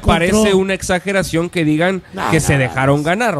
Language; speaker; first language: Spanish; native; Spanish